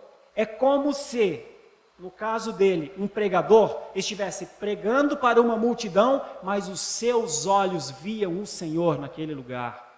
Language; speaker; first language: Portuguese; native; Portuguese